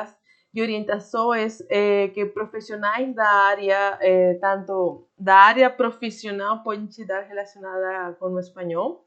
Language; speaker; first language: Portuguese; non-native, fluent; Spanish